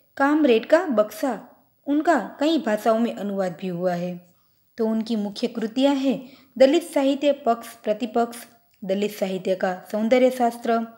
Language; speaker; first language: Hindi; non-native, local second language; Gujarati